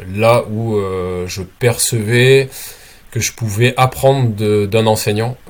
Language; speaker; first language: French; native; French